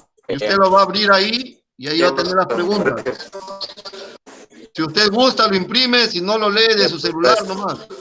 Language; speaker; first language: Spanish; native; Spanish